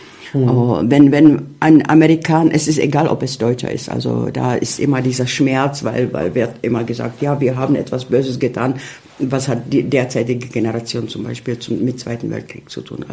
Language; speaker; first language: German; early bilingual, heritage; German